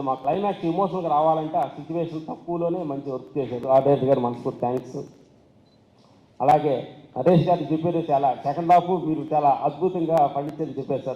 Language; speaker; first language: Telugu; native; Telugu